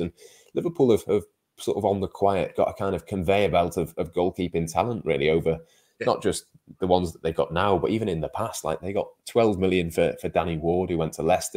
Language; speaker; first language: English; native; English